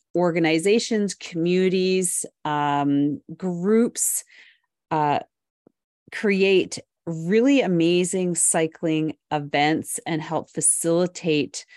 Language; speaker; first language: English; native; English